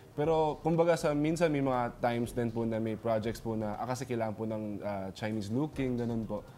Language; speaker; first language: Filipino; non-native, local second language; Min Nan Chinese